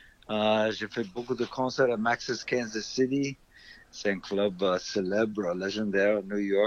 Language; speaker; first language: French; non-native, fluent; English